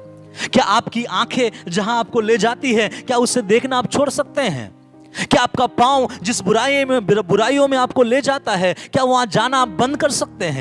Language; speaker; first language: Hindi; non-native, local second language; Bangla